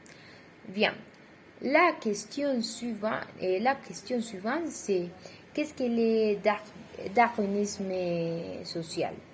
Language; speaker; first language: French; non-native, learner; Spanish